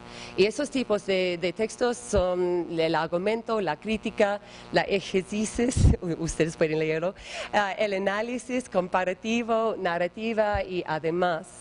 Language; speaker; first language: Spanish; non-native, learner; English